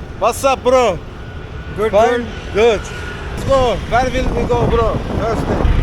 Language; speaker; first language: English; non-native, learner; Turkish